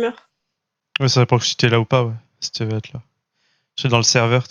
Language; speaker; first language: French; native; French